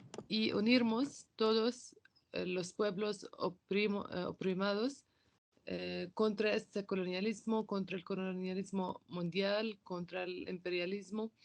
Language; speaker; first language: Spanish; non-native, local second language; Arabic